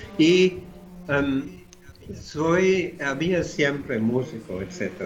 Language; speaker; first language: Spanish; non-native, fluent; English